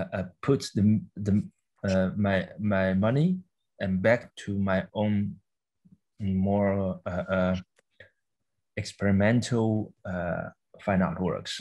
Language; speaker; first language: English; non-native, fluent; Chinese